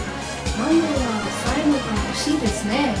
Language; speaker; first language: Japanese; non-native, learner; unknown